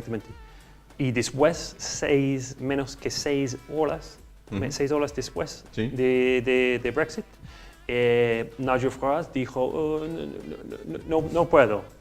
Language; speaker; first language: Spanish; non-native, learner; English